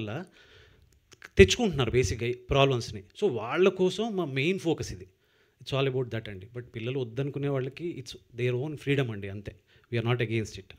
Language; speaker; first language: Telugu; native; Telugu